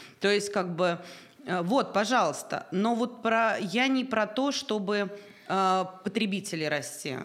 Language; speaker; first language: Russian; native; Russian